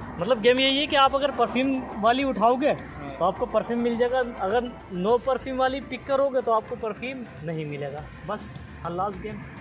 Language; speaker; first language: Hindi; native; Hindi